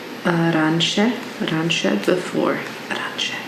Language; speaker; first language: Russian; non-native, learner; English